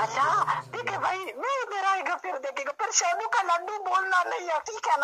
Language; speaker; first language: Hindi; non-native, local second language; Pashto